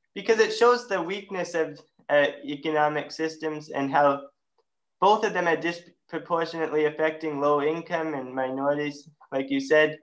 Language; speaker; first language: English; native; English